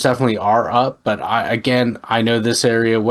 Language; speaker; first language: English; native; English